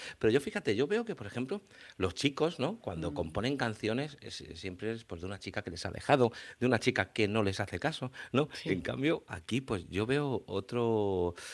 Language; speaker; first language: Spanish; native; Spanish